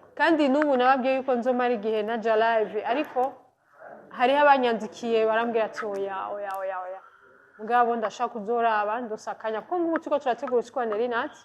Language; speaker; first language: Rundi; native; Rundi